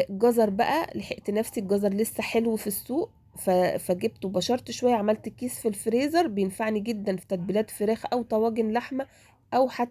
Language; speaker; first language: Arabic; native; Arabic